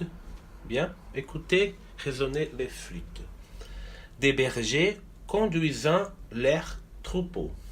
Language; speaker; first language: French; non-native, fluent; Portuguese